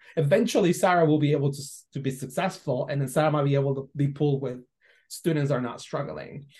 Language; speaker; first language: English; non-native, fluent; Spanish